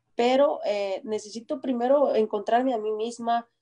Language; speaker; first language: Spanish; native; Spanish